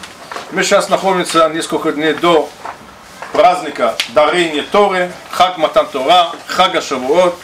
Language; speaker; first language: Russian; non-native, fluent; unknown